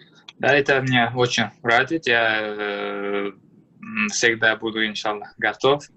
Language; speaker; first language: Russian; non-native, learner; Uzbek